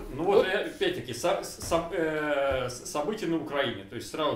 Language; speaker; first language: Russian; native; Russian